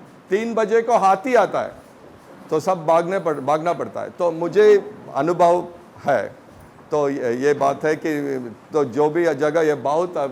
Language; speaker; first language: Hindi; non-native, local second language; Tamil